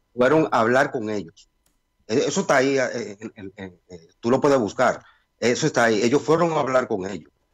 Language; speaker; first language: Spanish; native; Spanish